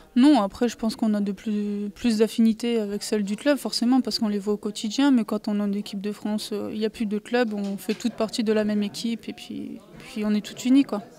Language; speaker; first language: French; native; French